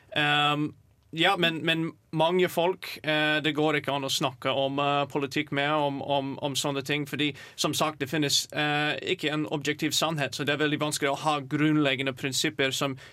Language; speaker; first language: Norwegian; non-native, fluent; English